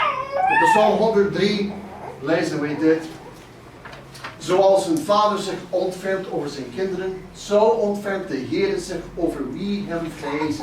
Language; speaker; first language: Dutch; non-native, fluent; English